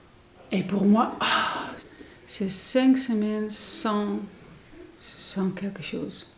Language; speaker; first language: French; non-native, learner; Dutch